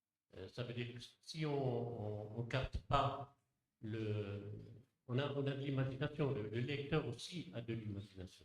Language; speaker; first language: French; non-native, local second language; Arabic